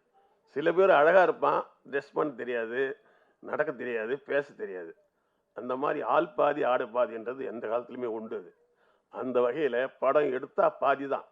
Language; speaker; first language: Tamil; native; Tamil